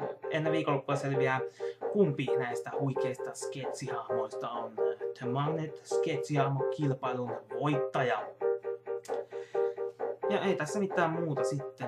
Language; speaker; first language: Finnish; native; Finnish